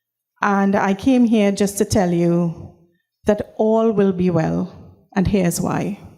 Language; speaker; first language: English; native; English